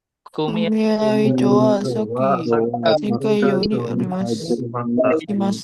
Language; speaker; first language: Japanese; non-native, learner; Indonesian